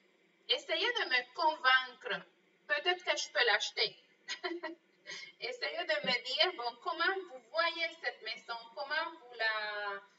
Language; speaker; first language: French; non-native, fluent; Spanish